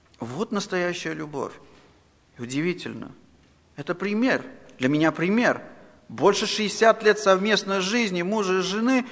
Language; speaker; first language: Russian; non-native, local second language; Armenian